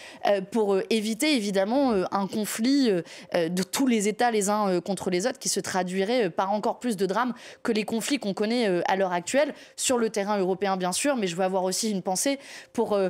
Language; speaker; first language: French; native; French